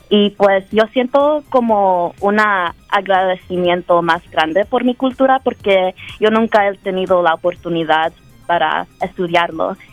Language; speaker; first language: Spanish; early bilingual, heritage; Spanish